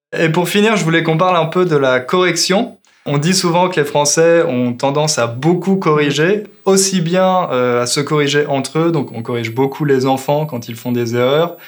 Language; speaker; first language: French; native; French